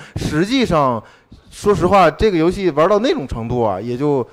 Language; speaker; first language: Chinese; native; Chinese